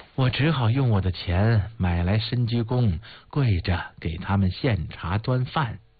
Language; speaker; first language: Chinese; native; Chinese